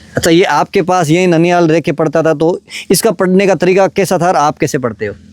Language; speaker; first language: Hindi; native; Hindi